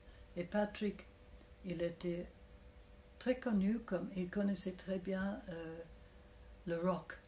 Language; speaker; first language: French; non-native, fluent; English